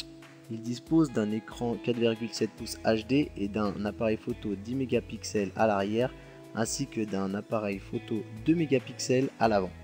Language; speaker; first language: French; native; French